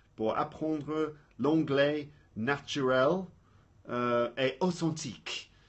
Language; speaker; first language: French; non-native, learner; English